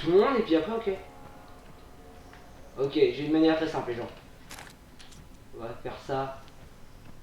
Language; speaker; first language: French; native; French